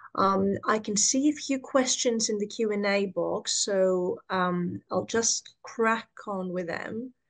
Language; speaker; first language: English; non-native, fluent; Greek